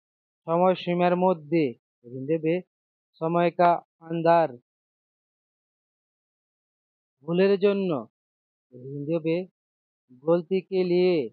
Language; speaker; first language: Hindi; non-native, learner; Bangla